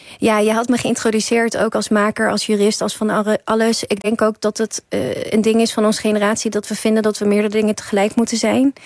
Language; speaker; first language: Dutch; early bilingual, other home language; Persian